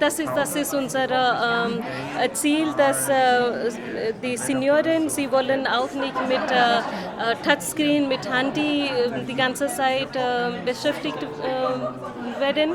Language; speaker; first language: German; non-native, learner; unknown